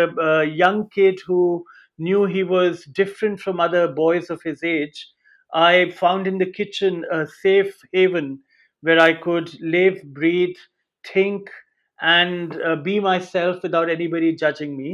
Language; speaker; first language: English; non-native, local second language; Hindi